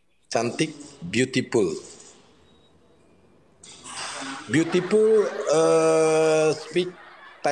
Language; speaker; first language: English; non-native, learner; Indonesian